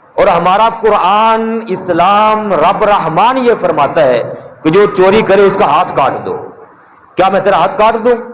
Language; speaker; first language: Urdu; non-native, local second language; Punjabi